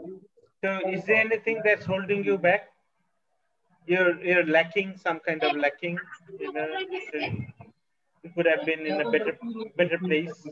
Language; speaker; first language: English; non-native, local second language; Bangla